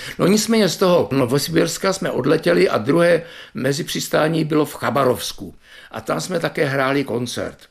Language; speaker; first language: Czech; native; Czech